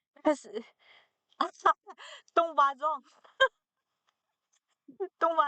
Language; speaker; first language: French; non-native, learner; Chinese